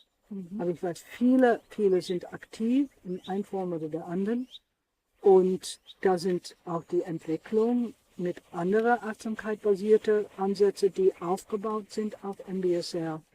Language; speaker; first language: German; non-native, fluent; English